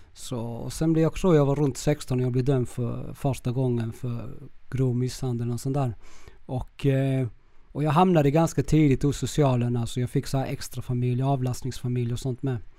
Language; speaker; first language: Swedish; early bilingual, other home language; Spanish